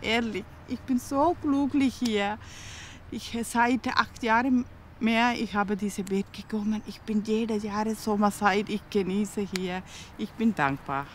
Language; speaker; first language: German; non-native, learner; Tamil